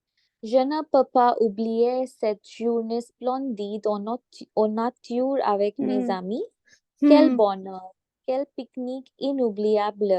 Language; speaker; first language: French; non-native, learner; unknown